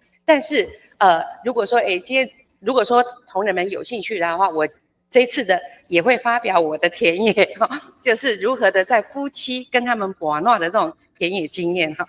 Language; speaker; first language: Chinese; native; Chinese